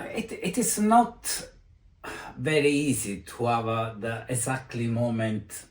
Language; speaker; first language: English; non-native, learner; Italian